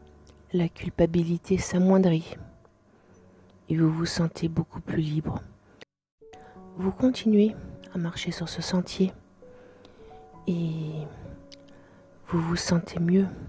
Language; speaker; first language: French; native; French